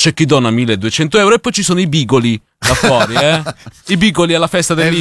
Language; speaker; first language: Italian; native; Italian